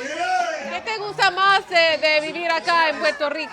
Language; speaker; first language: Spanish; non-native, learner; English